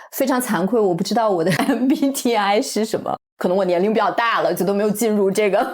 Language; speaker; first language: Chinese; native; Chinese